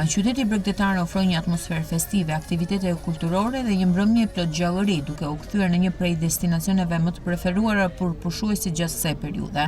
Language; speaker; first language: Albanian; native; Albanian